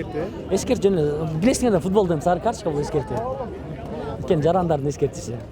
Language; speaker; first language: Kyrgyz; native; Kyrgyz